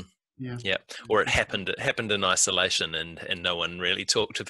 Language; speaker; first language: English; native; English